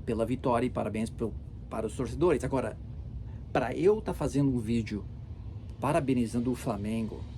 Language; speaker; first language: Portuguese; early bilingual, heritage; Portuguese